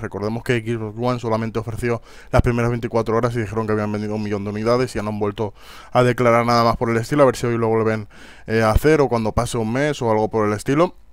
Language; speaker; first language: Spanish; native; Spanish